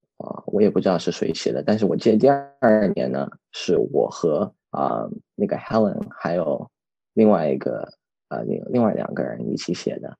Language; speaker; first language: Chinese; early bilingual, heritage; Chinese